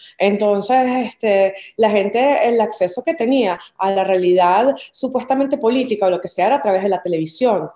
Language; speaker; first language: Spanish; native; Spanish